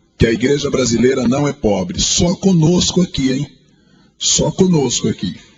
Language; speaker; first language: Portuguese; native; Portuguese